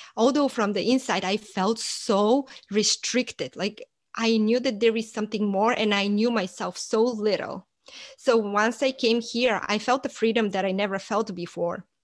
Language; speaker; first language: English; non-native, fluent; Portuguese